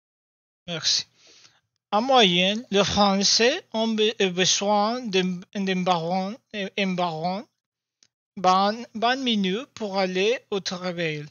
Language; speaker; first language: French; non-native, learner; Spanish